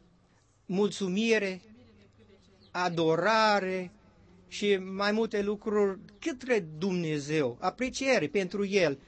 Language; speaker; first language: Romanian; non-native, learner; English